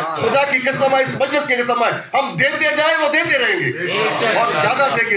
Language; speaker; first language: Urdu; non-native, local second language; Sindhi